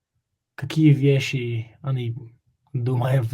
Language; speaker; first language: Russian; non-native, learner; English